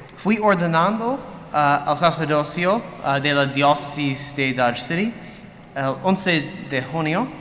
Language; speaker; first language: Spanish; non-native, learner; English